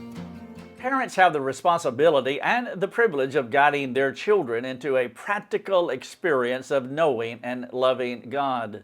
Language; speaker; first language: English; native; English